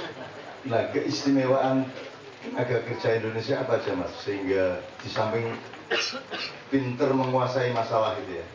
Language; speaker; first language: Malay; non-native, local second language; Javanese